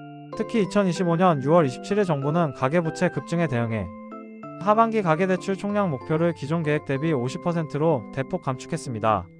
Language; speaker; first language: Korean; native; Korean